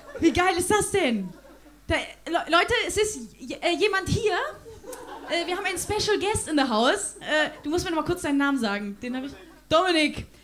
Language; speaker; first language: German; native; German